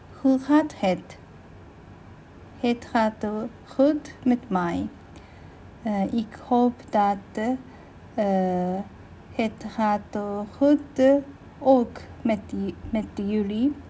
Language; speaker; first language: Dutch; non-native, learner; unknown